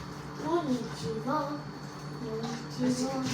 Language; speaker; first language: Russian; early bilingual, other home language; Armenian